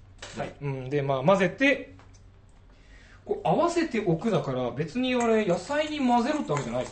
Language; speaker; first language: Japanese; native; Japanese